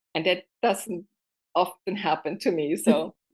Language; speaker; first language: English; non-native, fluent; German